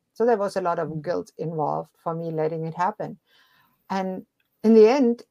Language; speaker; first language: English; non-native, fluent; German